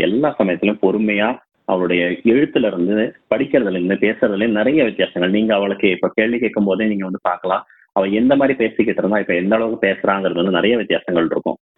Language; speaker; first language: Tamil; non-native, local second language; Telugu